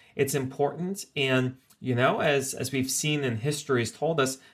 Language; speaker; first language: English; native; English